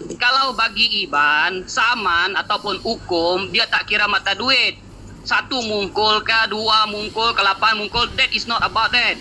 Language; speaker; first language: Malay; non-native, local second language; Iban